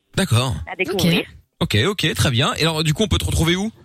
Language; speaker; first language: French; native; French